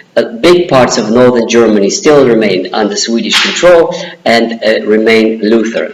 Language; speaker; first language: English; non-native, fluent; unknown